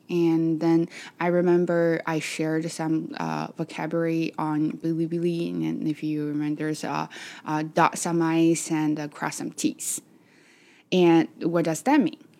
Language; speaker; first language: English; non-native, fluent; Chinese